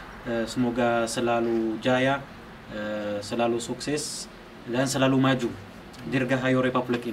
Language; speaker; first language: Indonesian; non-native, fluent; Arabic